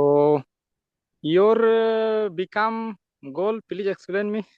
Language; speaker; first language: English; non-native, learner; Santali